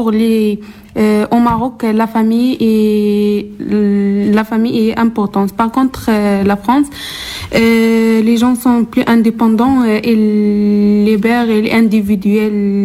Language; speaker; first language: French; non-native, learner; Arabic